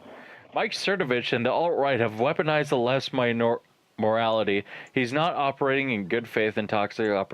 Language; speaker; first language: English; native; English